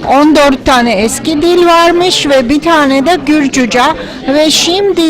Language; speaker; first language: Turkish; non-native, fluent; Georgian